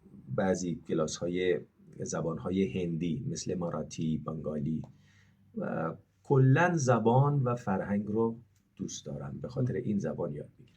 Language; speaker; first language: Persian; non-native, fluent; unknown